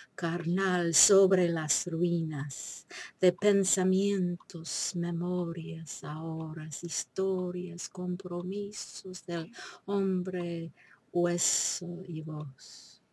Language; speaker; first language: Spanish; non-native, fluent; English